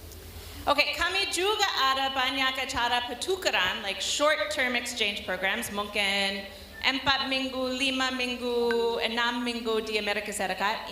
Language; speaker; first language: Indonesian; non-native, learner; English